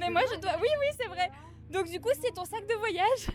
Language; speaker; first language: French; native; French